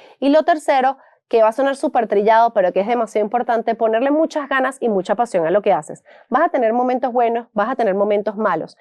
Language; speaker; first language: Spanish; native; Spanish